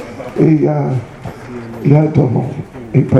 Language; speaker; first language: Russian; non-native, learner; English